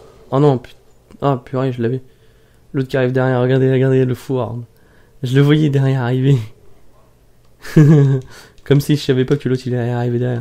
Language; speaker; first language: French; native; French